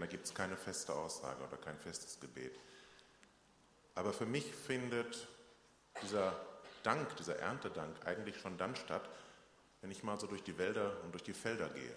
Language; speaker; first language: German; native; German